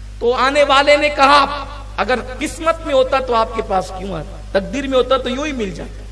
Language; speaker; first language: Urdu; native; Urdu